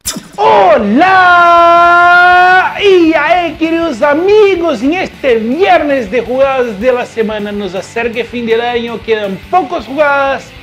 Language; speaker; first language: Spanish; native; Spanish